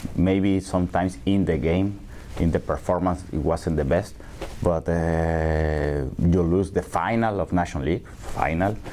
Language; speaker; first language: English; non-native, learner; Spanish